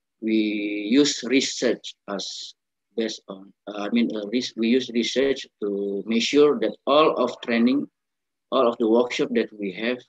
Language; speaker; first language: English; non-native, learner; Indonesian